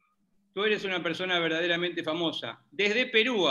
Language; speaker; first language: Spanish; native; Spanish